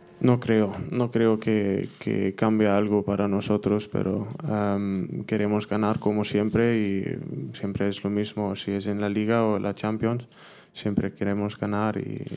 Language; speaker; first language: Spanish; non-native, fluent; German